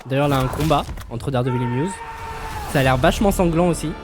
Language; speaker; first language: French; native; French